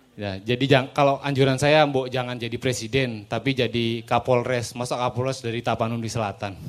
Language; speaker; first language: Indonesian; non-native, local second language; Madurese